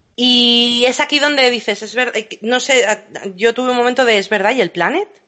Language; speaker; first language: Spanish; native; Spanish